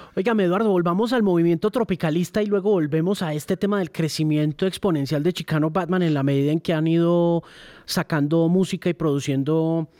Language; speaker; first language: Spanish; native; Spanish